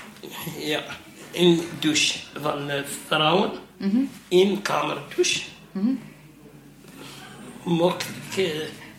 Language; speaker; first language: Dutch; non-native, learner; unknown